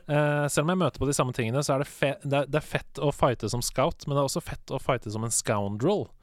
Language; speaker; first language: Norwegian; native; Norwegian